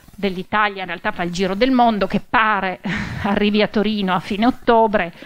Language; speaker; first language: Italian; native; Italian